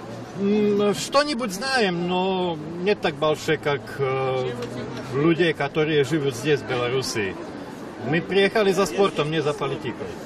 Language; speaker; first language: Russian; non-native, learner; Slovak